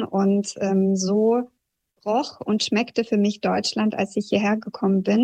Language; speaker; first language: German; early bilingual, other home language; Russian